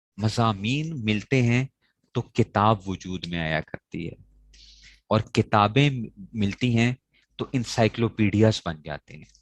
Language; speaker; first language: Urdu; non-native, local second language; Pashto